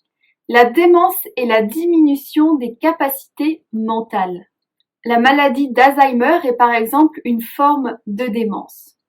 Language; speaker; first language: French; native; French